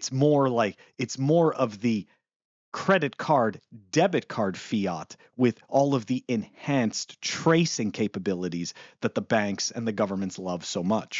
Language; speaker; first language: English; native; English